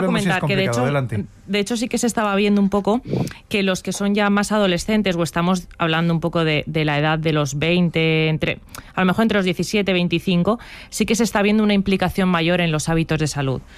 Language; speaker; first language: Spanish; native; Spanish